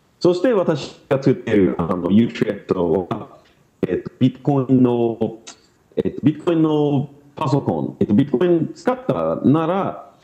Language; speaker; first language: Japanese; non-native, learner; English